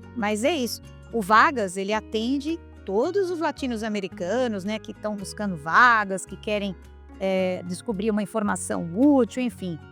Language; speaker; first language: Portuguese; native; Portuguese